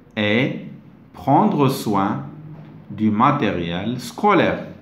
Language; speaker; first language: French; non-native, local second language; Arabic